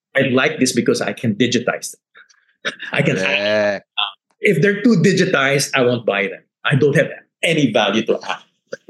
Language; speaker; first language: English; non-native, local second language; Filipino